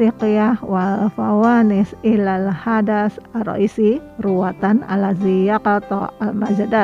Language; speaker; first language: Arabic; non-native, fluent; Indonesian